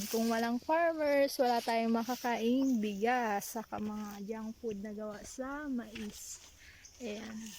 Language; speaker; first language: Filipino; non-native, local second language; Cebuano